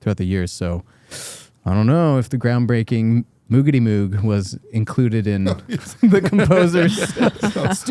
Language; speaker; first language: English; native; English